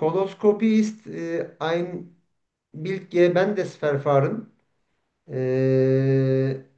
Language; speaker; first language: German; non-native, learner; Turkish